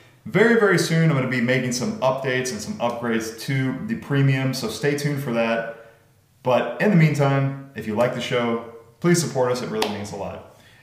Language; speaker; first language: English; native; English